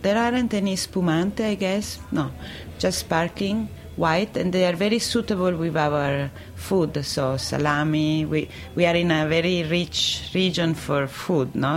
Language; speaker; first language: English; non-native, fluent; Italian